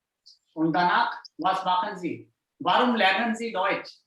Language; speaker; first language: German; non-native, fluent; Hindi